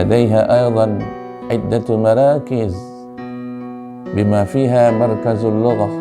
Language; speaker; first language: Arabic; non-native, fluent; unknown